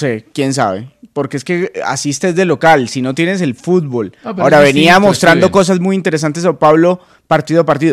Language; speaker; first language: Spanish; native; Spanish